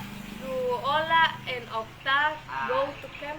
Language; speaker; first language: English; non-native, learner; Indonesian